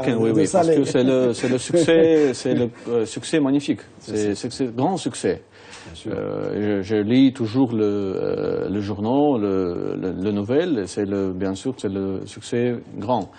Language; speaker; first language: French; non-native, fluent; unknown